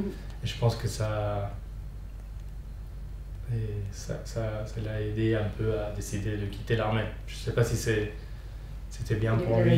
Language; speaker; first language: French; non-native, fluent; Spanish